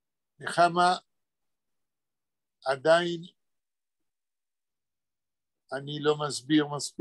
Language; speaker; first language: Hebrew; non-native, fluent; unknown